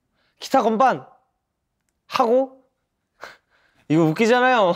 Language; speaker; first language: Korean; native; Korean